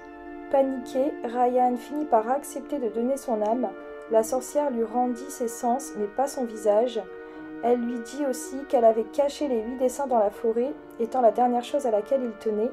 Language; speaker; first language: French; native; French